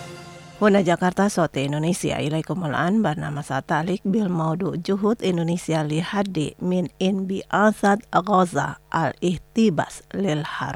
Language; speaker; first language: Arabic; non-native, learner; Indonesian